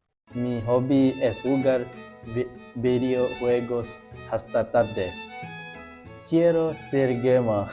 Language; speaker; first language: Spanish; non-native, learner; Malay